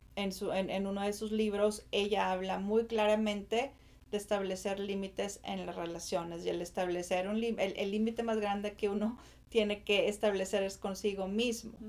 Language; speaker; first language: Spanish; native; Spanish